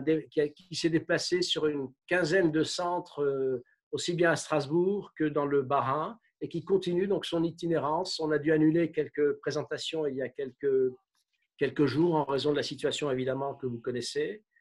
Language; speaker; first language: French; native; French